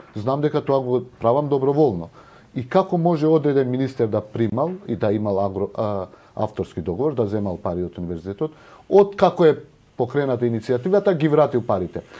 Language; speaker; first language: Macedonian; non-native, local second language; Albanian